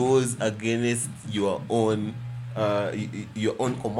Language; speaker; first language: English; non-native, local second language; Luo (Kenya and Tanzania)